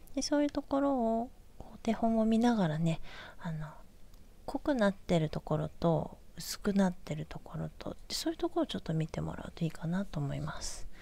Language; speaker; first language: Japanese; native; Japanese